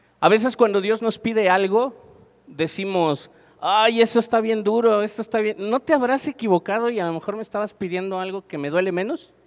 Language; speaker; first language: Spanish; native; Spanish